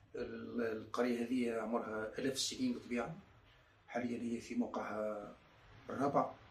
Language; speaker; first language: Arabic; non-native, local second language; Berber languages